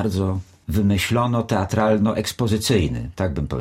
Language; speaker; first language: Polish; native; Polish